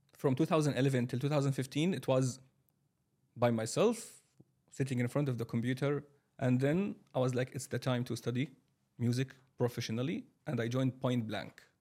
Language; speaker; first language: English; non-native, fluent; Arabic